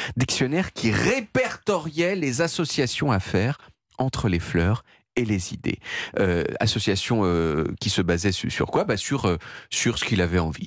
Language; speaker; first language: French; native; French